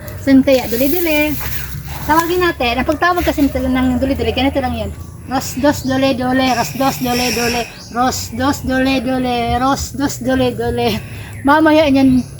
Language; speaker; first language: Filipino; non-native, local second language; Bikol